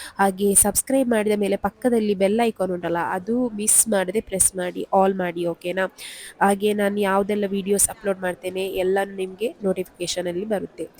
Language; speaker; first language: Kannada; non-native, local second language; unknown